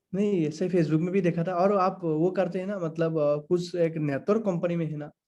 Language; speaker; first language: Hindi; non-native, local second language; Assamese